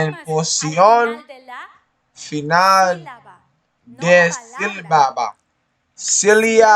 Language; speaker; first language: Spanish; non-native, learner; English